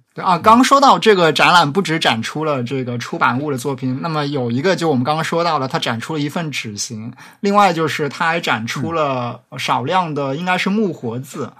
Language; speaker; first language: Chinese; native; Chinese